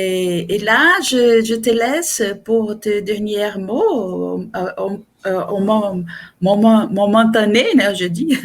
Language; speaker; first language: French; non-native, fluent; Portuguese